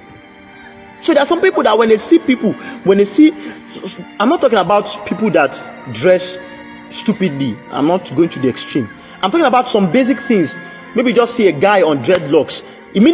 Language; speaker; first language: English; non-native, local second language; Yoruba